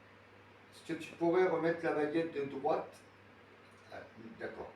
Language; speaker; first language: French; native; French